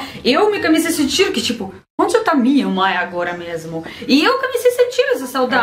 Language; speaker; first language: Portuguese; non-native, learner; Russian